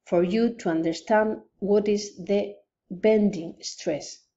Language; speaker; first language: English; non-native, fluent; Spanish